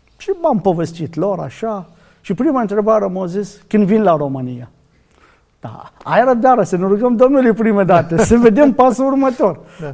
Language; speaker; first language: Romanian; non-native, learner; Arabic